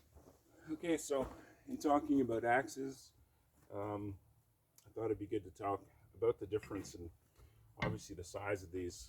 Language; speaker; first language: English; native; English